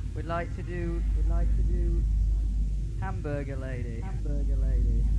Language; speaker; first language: English; native; English